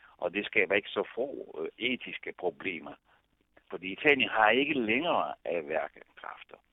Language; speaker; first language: Danish; non-native, fluent; Italian